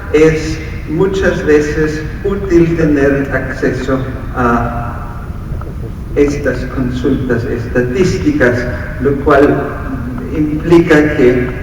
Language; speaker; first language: Spanish; non-native, fluent; English